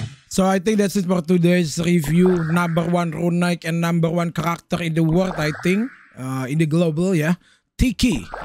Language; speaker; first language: English; non-native, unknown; Indonesian